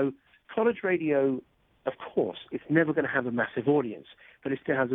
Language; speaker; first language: English; native; English